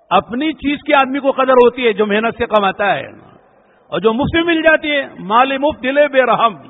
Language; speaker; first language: Urdu; native; Urdu